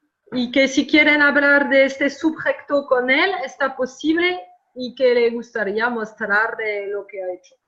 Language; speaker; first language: Spanish; non-native, fluent; French